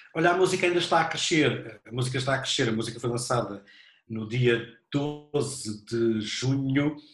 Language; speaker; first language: Portuguese; native; Portuguese